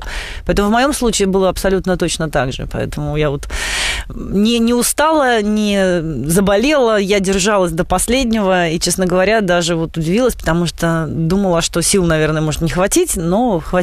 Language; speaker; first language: Russian; native; Russian